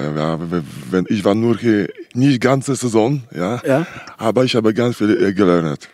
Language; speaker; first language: German; non-native, learner; Polish